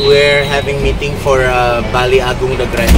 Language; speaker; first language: English; non-native, fluent; Indonesian